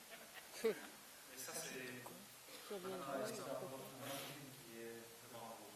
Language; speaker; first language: French; non-native, fluent; Estonian